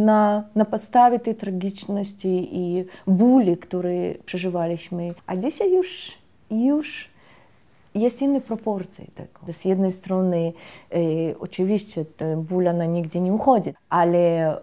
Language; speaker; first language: Polish; non-native, fluent; Russian